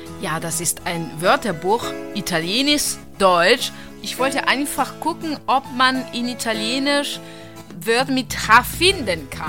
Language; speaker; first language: German; non-native, fluent; Italian